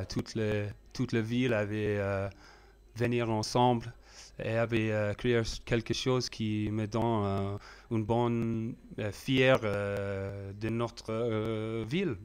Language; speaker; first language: French; non-native, learner; English